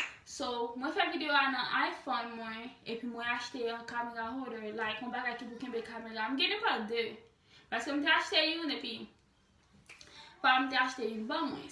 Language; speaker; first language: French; non-native, learner; Haitian Creole